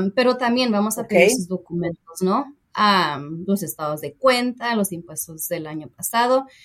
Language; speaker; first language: Spanish; early bilingual, heritage; Spanish